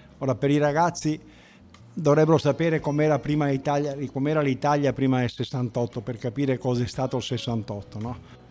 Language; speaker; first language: Italian; native; Italian